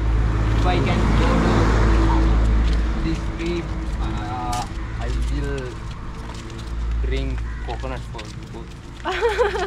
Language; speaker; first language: English; non-native, learner; Sinhala